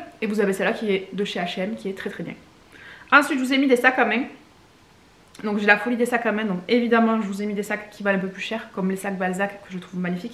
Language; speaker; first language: French; native; French